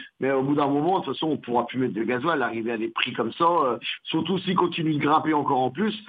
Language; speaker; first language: French; native; French